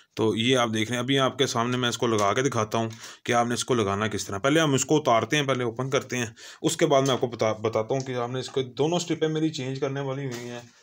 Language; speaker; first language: Urdu; non-native, local second language; Punjabi